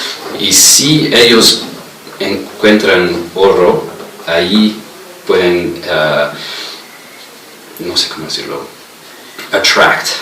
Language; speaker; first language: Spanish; non-native, fluent; English